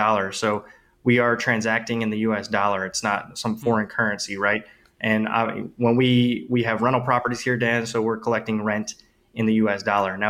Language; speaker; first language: English; native; English